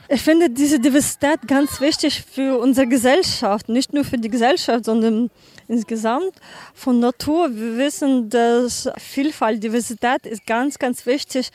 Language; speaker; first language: German; non-native, learner; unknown